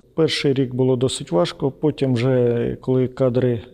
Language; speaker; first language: Ukrainian; native; Ukrainian